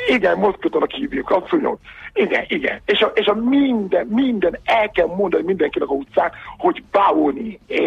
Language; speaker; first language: Hungarian; non-native, learner; Yoruba